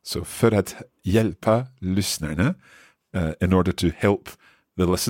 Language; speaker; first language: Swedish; non-native, learner; English